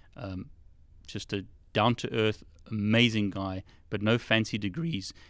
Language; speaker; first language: English; native; English